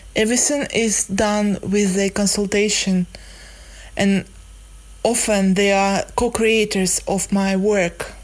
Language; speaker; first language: English; non-native, fluent; Russian